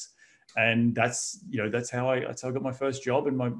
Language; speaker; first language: English; native; English